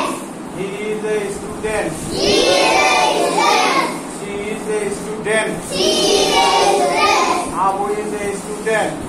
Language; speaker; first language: English; non-native, learner; Bangla